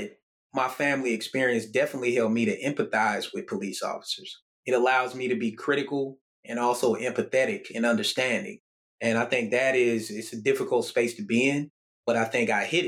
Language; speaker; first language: English; native; English